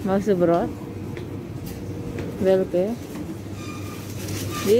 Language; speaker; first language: German; non-native, learner; Filipino